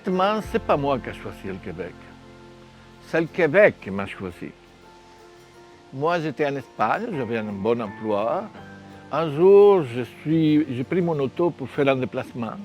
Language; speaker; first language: French; non-native, fluent; Spanish